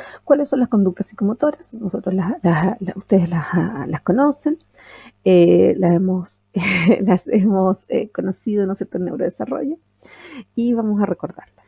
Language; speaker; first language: Spanish; native; Spanish